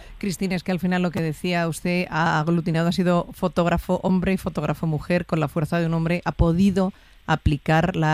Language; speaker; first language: Spanish; native; Spanish